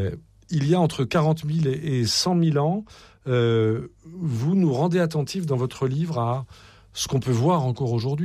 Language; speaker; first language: French; native; French